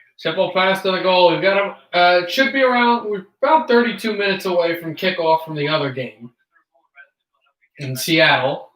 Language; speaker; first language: English; native; English